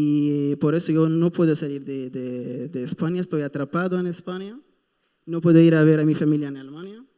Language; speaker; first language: Spanish; non-native, fluent; Arabic